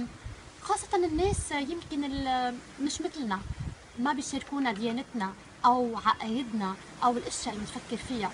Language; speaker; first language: Arabic; native; Arabic